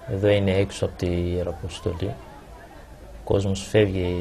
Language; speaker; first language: Greek; non-native, fluent; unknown